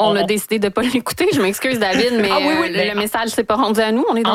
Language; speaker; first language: French; native; French